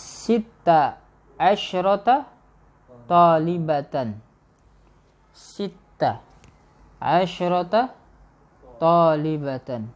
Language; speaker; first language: Arabic; non-native, fluent; Indonesian